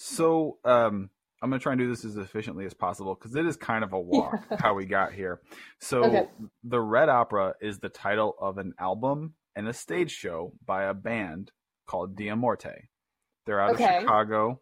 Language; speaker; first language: English; native; English